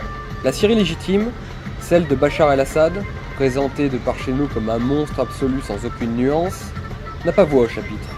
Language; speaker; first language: French; native; French